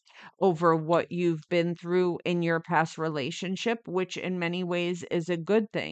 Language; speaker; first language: English; native; English